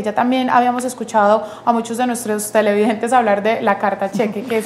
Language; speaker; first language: Spanish; native; Spanish